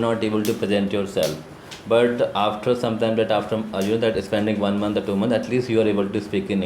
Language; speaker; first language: English; non-native, local second language; Hindi